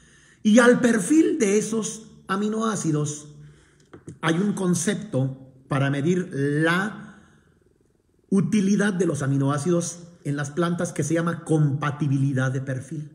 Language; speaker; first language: Spanish; native; Spanish